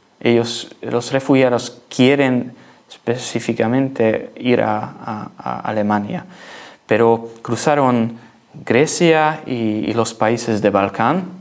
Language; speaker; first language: Spanish; non-native, learner; Hungarian